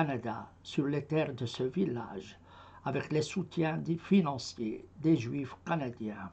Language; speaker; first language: French; non-native, fluent; Arabic